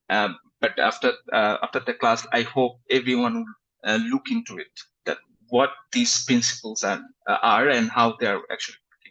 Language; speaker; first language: English; non-native, fluent; Bangla